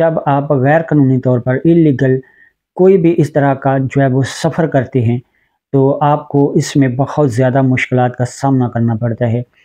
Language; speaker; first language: Urdu; non-native, local second language; Punjabi